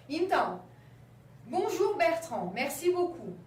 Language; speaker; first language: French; non-native, fluent; Portuguese